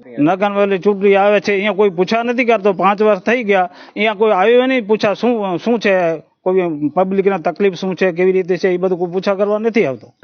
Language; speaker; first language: Gujarati; native; Gujarati